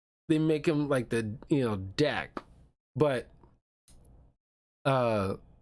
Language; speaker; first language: English; native; English